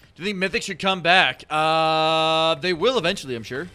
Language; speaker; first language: English; native; English